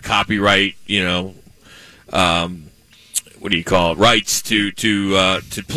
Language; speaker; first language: English; native; English